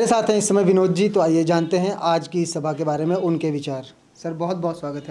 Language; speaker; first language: Hindi; native; Hindi